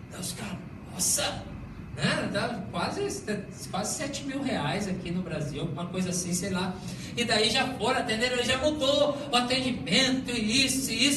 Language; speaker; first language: Portuguese; native; Portuguese